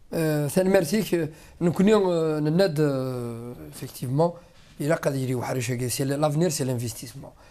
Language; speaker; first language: French; non-native, local second language; Kabyle